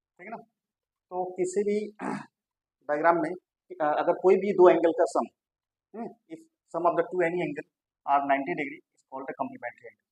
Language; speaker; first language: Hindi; native; Hindi